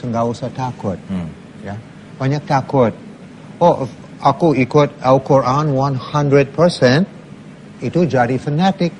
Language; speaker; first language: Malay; non-native, fluent; English